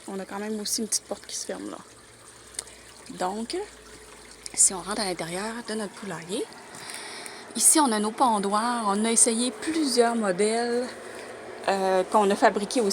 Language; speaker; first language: French; native; French